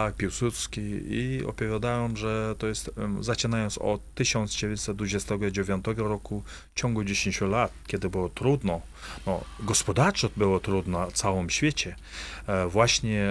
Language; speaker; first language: Polish; non-native, fluent; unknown